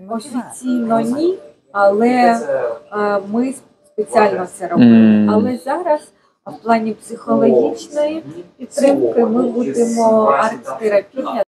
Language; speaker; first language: Ukrainian; non-native, fluent; Japanese